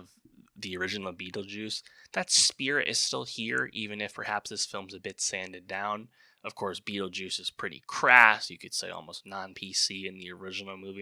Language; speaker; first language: English; native; English